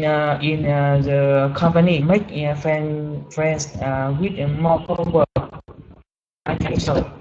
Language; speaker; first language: English; non-native, learner; Vietnamese